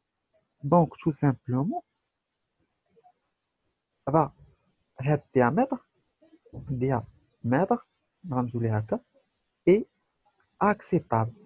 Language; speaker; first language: Arabic; native; Arabic